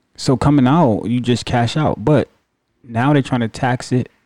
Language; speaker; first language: English; native; English